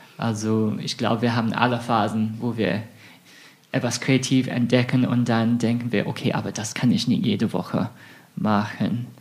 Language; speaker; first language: German; non-native, fluent; English